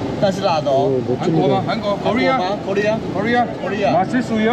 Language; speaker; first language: Korean; non-native, learner; Chinese